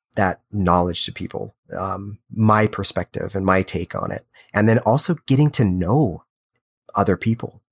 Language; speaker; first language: English; native; English